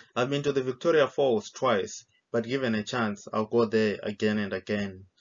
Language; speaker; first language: English; non-native, local second language; Shona